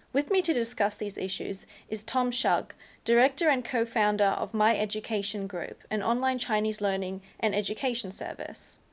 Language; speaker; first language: English; native; English